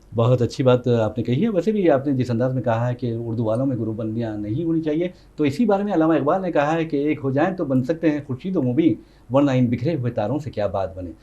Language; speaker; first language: Urdu; native; Urdu